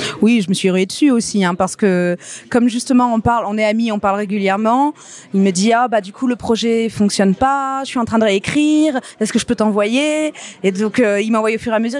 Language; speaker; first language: French; native; French